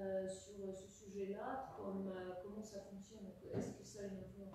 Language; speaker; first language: French; non-native, fluent; Russian